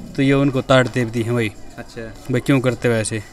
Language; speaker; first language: Hindi; native; Hindi